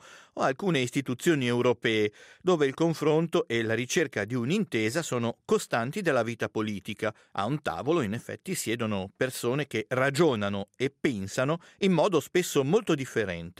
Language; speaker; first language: Italian; native; Italian